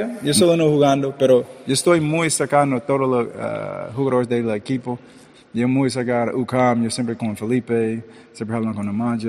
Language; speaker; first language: Spanish; early bilingual, heritage; English